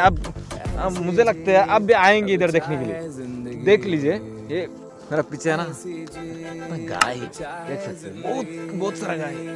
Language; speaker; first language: Hindi; non-native, local second language; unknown